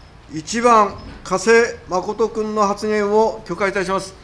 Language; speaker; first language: Japanese; native; Japanese